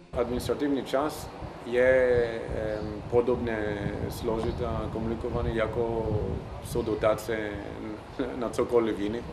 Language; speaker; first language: Czech; non-native, learner; Greek